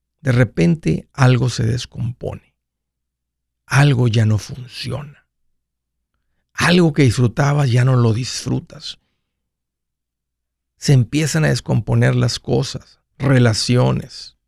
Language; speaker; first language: Spanish; native; Spanish